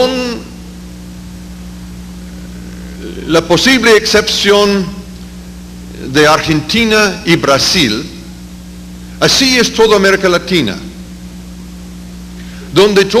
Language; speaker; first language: Spanish; non-native, fluent; English